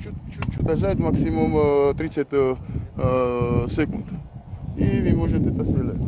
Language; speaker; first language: Russian; non-native, learner; Georgian